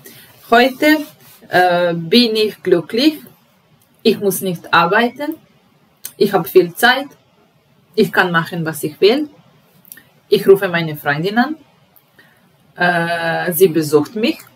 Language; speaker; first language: German; non-native, fluent; Serbian